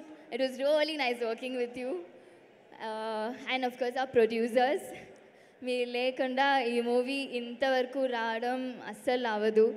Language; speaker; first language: Telugu; non-native, local second language; Tamil